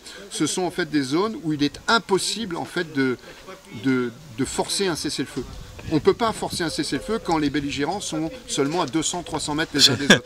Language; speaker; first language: French; native; French